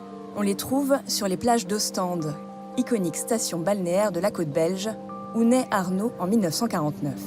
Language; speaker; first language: French; native; French